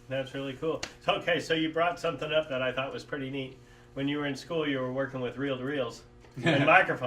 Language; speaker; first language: English; native; English